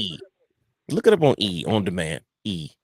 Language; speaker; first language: English; native; English